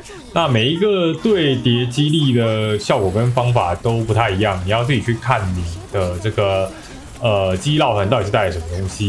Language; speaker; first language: Chinese; native; Chinese